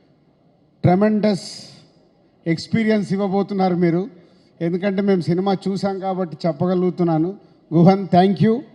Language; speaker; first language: Telugu; native; Telugu